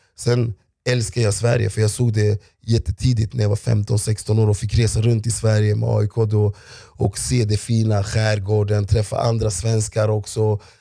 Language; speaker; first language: Swedish; early bilingual, other home language; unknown